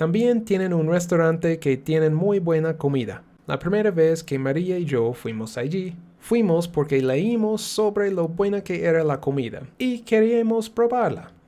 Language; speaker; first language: Spanish; non-native, learner; English